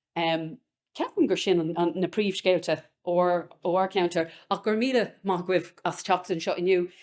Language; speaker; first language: Irish; non-native, local second language; English